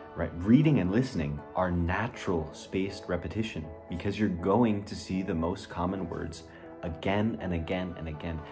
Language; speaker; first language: English; native; English